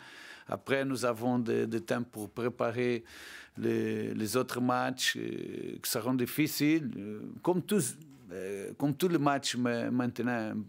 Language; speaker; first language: French; non-native, learner; Portuguese